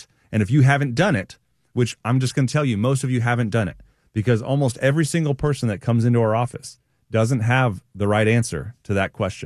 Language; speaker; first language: English; native; English